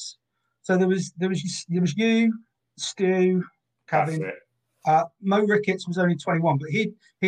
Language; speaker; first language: English; native; English